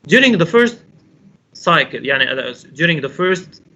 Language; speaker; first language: English; non-native, local second language; Arabic